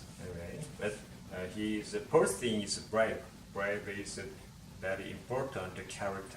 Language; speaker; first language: English; non-native, learner; Korean